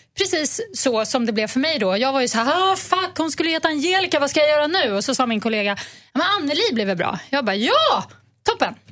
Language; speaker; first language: Swedish; native; Swedish